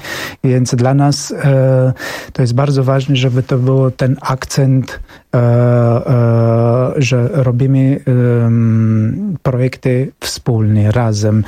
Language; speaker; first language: Polish; non-native, fluent; Romanian